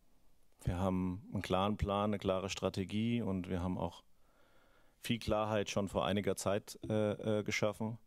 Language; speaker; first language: German; native; German